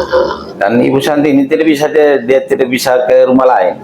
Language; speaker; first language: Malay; non-native, local second language; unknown